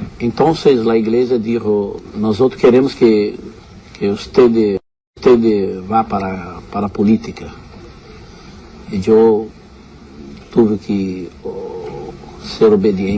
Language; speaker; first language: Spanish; non-native, fluent; Portuguese